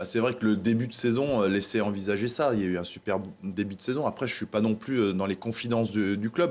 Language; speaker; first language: French; native; French